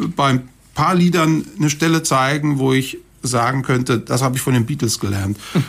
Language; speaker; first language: German; native; German